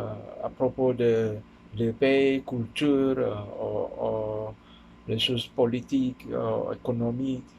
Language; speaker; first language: French; non-native, learner; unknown